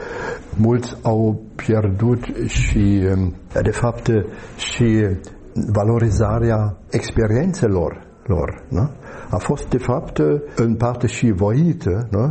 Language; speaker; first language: Romanian; non-native, fluent; German